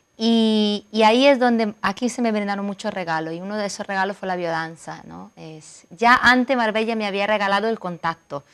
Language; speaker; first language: Spanish; non-native, fluent; Italian